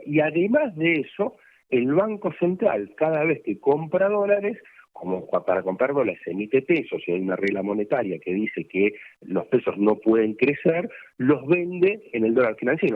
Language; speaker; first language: Spanish; native; Spanish